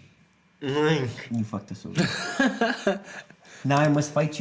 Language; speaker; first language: English; native; English